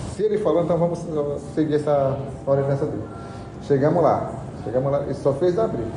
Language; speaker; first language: Portuguese; non-native, local second language; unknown